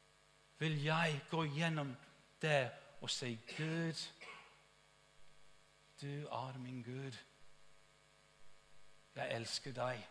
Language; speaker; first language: Norwegian; non-native, fluent; English